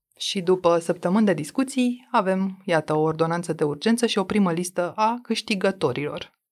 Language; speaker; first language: Romanian; native; Romanian